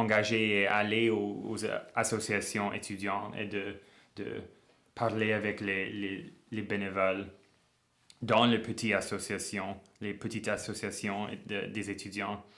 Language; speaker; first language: French; non-native, local second language; English